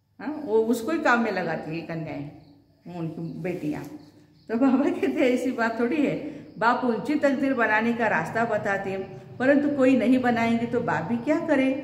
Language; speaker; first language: Hindi; non-native, local second language; Marathi